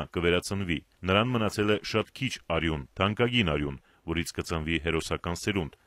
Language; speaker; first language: Armenian; native; Armenian